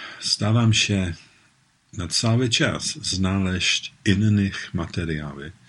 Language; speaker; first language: Polish; non-native, learner; English